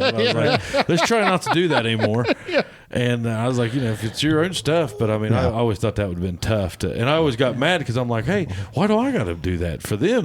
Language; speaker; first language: English; native; English